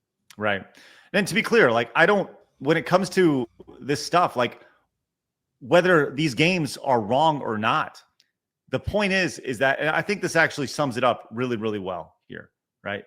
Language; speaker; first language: English; native; English